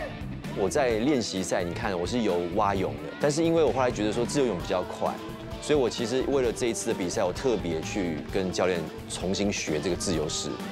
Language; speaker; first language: Chinese; native; Chinese